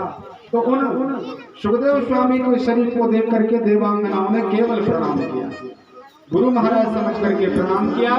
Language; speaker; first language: Hindi; native; Hindi